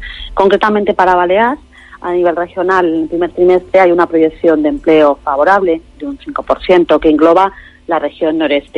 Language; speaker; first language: Spanish; native; Spanish